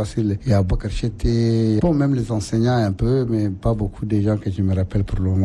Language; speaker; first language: French; non-native, local second language; Arabic